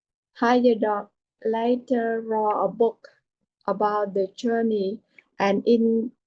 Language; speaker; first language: English; non-native, learner; Vietnamese